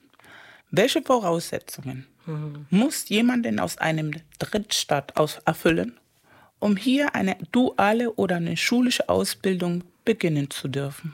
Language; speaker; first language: German; non-native, fluent; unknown